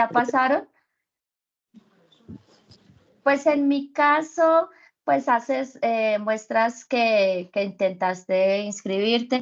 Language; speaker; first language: Spanish; native; Spanish